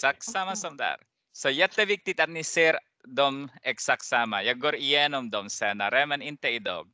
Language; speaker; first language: Swedish; non-native, fluent; Arabic